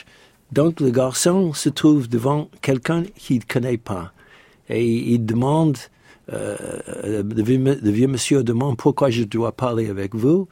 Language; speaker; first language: French; non-native, fluent; English